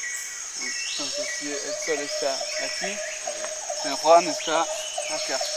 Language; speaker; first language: Spanish; non-native, fluent; French